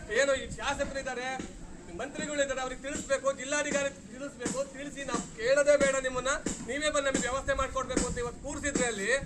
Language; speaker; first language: Kannada; native; Kannada